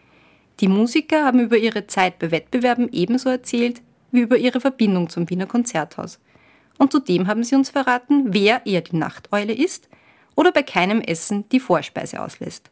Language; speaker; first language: German; native; German